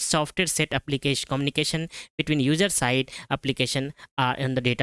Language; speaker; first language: English; non-native, local second language; Hindi